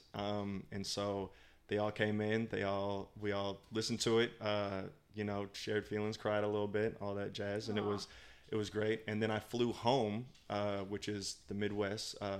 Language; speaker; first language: English; native; English